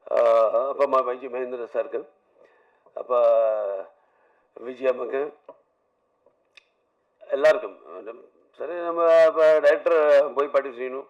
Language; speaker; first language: Tamil; non-native, learner; Telugu